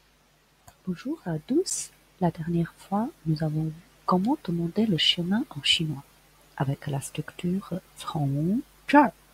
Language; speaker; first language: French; non-native, fluent; Chinese